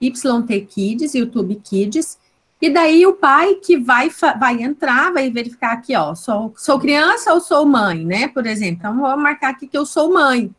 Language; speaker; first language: Portuguese; native; Portuguese